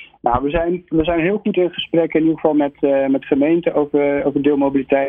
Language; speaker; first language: Dutch; native; Dutch